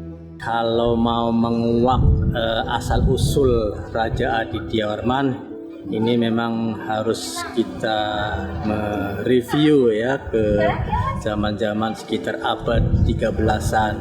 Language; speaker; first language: Malay; native; Malay